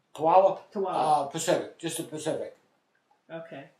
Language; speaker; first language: English; native; English